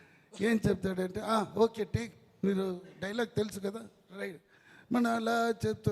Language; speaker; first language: Telugu; non-native, learner; Tamil